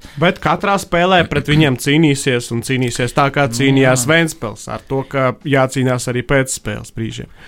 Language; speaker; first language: Latvian; non-native, local second language; Russian